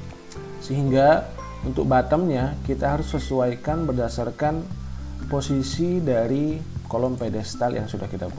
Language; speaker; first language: Indonesian; native; Indonesian